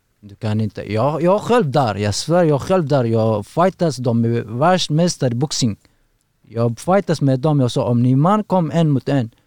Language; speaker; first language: Swedish; non-native, learner; Persian